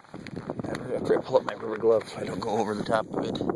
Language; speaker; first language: English; native; English